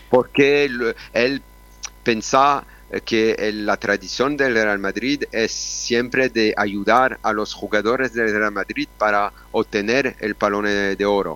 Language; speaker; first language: Spanish; non-native, learner; Italian